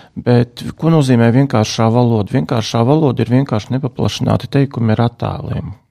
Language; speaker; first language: Latvian; non-native, local second language; Russian